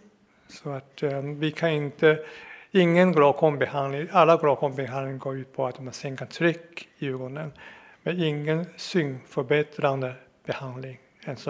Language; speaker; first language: Swedish; non-native, fluent; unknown